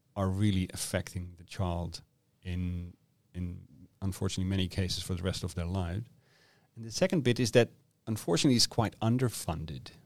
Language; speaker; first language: English; non-native, fluent; Dutch